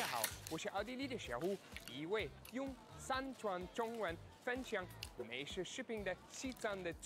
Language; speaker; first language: Chinese; non-native, fluent; German